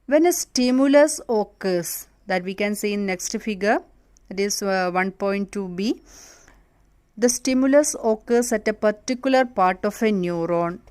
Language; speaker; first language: English; non-native, local second language; Malayalam